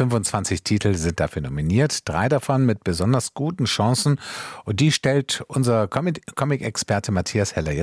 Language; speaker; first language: German; native; German